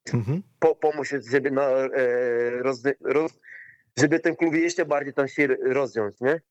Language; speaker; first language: Polish; non-native, learner; Portuguese